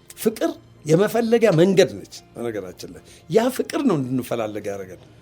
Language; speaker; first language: Amharic; native; Amharic